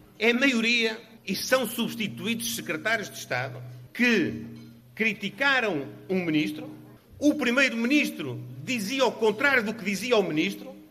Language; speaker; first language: Portuguese; native; Portuguese